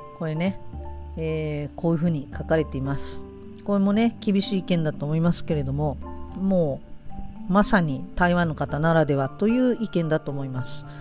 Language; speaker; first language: Japanese; native; Japanese